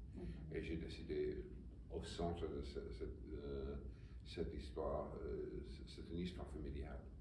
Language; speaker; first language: French; non-native, fluent; English